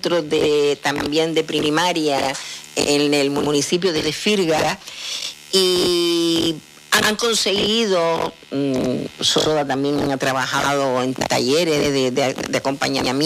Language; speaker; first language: Spanish; native; Spanish